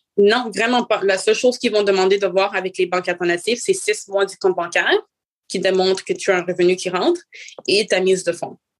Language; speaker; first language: French; native; French